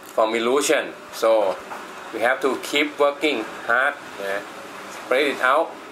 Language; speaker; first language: English; non-native, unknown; Thai